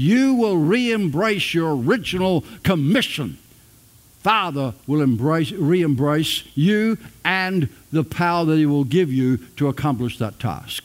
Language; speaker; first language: English; native; English